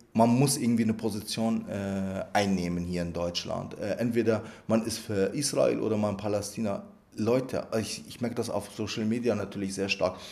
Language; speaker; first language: German; early bilingual, other home language; Arabic